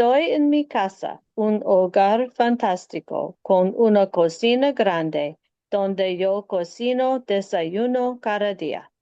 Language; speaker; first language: Spanish; non-native, learner; English